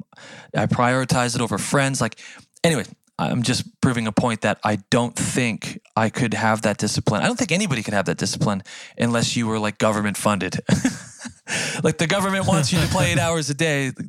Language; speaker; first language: English; native; English